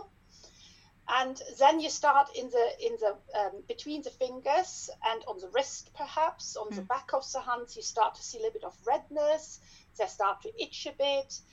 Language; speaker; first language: English; non-native, fluent; German